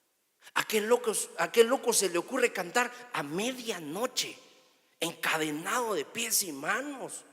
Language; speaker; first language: Spanish; native; Spanish